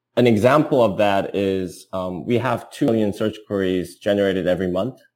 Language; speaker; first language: English; non-native, fluent; Korean